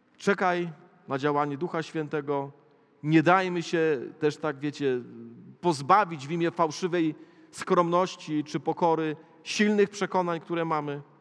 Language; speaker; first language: Polish; native; Polish